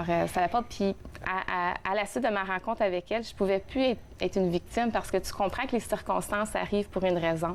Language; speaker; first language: French; native; French